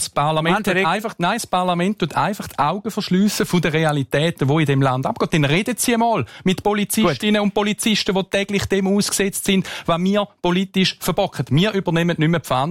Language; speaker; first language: German; native; German